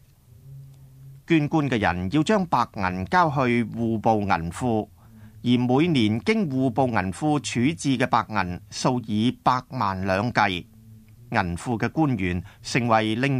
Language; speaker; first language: Chinese; non-native, local second language; Cantonese